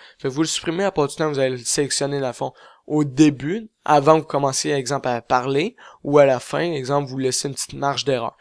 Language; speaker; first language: French; native; French